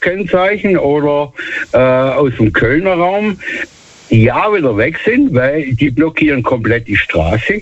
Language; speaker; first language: German; native; German